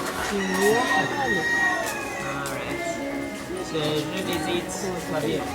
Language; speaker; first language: French; non-native, learner; English